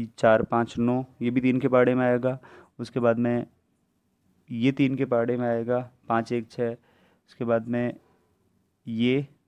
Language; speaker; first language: Hindi; native; Hindi